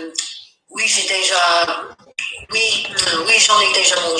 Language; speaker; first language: French; non-native, learner; English